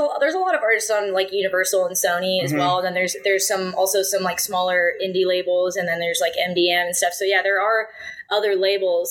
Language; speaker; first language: English; native; English